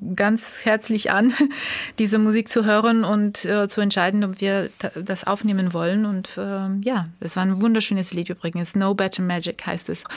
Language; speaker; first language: German; non-native, fluent; Georgian